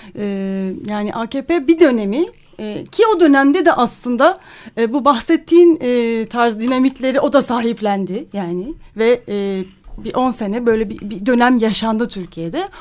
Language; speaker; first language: Turkish; native; Turkish